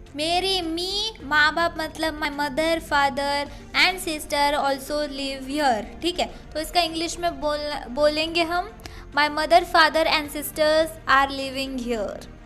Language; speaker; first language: Hindi; native; Hindi